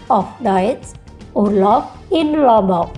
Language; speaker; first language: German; non-native, learner; Indonesian